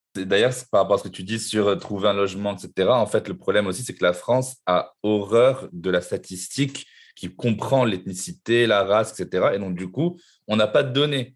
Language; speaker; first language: French; native; French